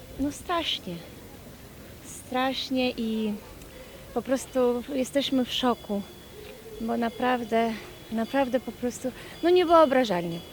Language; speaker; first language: Polish; non-native, fluent; Ukrainian